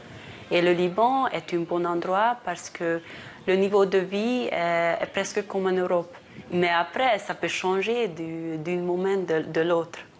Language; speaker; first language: French; non-native, fluent; Hungarian